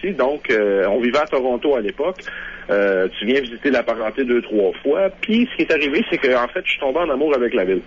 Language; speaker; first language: French; native; French